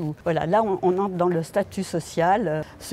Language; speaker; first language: French; native; French